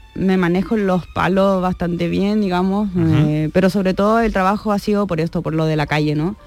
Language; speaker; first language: Spanish; native; Spanish